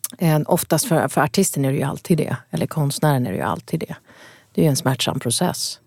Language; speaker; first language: Swedish; early bilingual, other home language; Kurdish